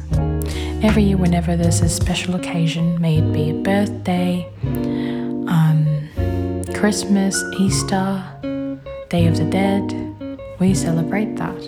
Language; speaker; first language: English; non-native, local second language; Filipino